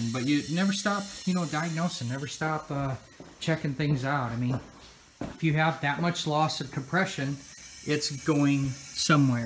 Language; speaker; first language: English; native; English